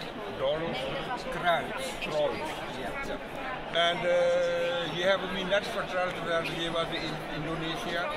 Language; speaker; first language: Dutch; non-native, learner; Punjabi